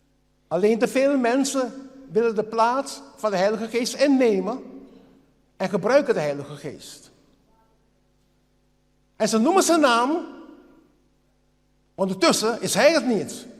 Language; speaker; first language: Dutch; non-native, local second language; Papiamento